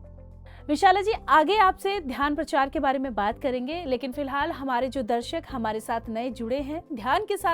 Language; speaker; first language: Hindi; native; Hindi